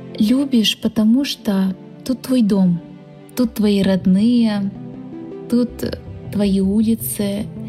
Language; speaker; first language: Russian; non-native, local second language; Udmurt